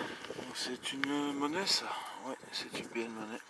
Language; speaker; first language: French; native; French